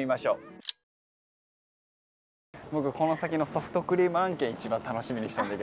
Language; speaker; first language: Japanese; native; Japanese